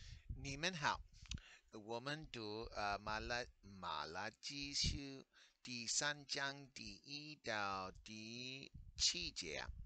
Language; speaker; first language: Chinese; non-native, fluent; English